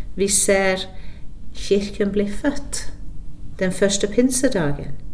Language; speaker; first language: Norwegian; non-native, fluent; English